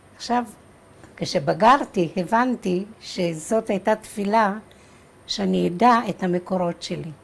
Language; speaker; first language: Hebrew; early bilingual, other home language; Czech